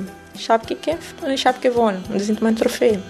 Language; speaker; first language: German; non-native, fluent; Portuguese